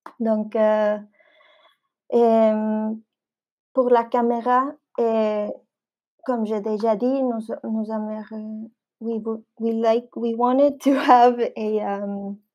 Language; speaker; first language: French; non-native, fluent; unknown